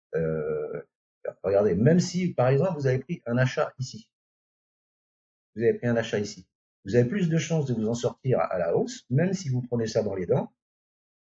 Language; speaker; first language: French; native; French